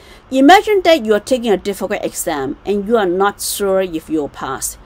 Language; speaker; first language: English; non-native, local second language; Cantonese